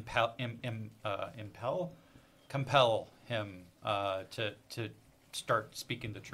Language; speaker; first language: English; native; English